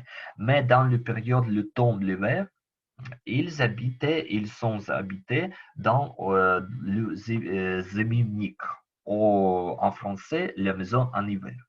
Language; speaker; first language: French; non-native, learner; Ukrainian